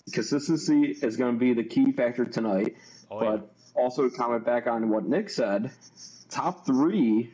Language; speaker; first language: English; native; English